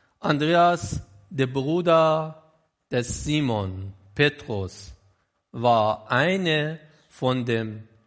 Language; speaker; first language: German; non-native, learner; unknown